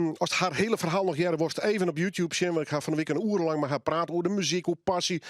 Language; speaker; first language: Dutch; non-native, local second language; Western Frisian